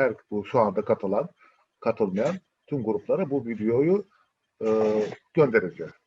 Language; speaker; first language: Turkish; native; Turkish